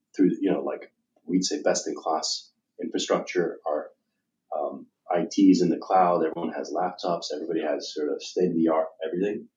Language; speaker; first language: English; native; English